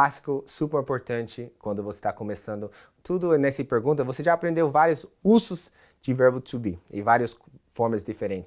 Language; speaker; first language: Portuguese; non-native, fluent; English